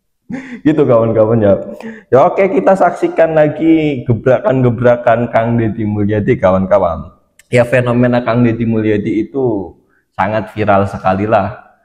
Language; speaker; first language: Indonesian; native; Indonesian